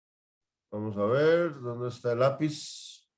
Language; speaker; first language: Spanish; native; Spanish